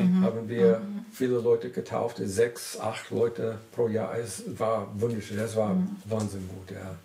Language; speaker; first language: German; non-native, learner; English